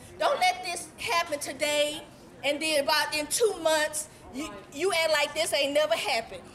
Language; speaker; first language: English; native; English